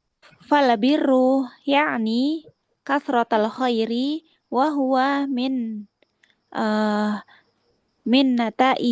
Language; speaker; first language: Arabic; non-native, learner; Indonesian